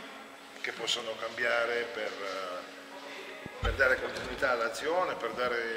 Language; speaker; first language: Italian; native; Italian